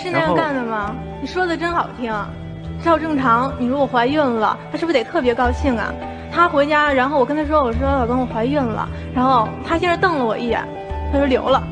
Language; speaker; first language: Chinese; native; Chinese